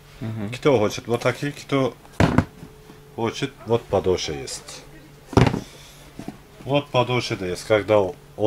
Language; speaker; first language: Russian; non-native, learner; Turkish